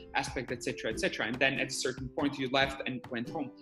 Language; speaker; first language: English; non-native, fluent; Slovak